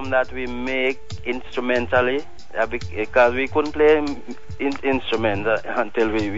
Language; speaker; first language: English; non-native, local second language; Jamaican Creole English